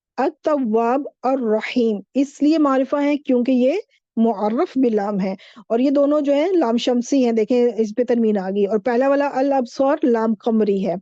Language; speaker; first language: Urdu; native; Urdu